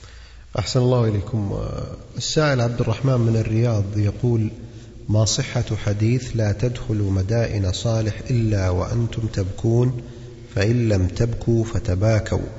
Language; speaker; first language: Arabic; native; Arabic